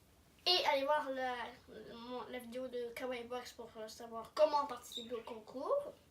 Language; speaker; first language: French; native; French